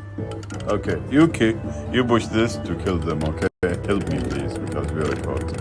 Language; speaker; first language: English; non-native, learner; Arabic